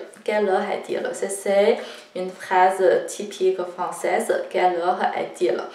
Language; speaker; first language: French; non-native, fluent; Chinese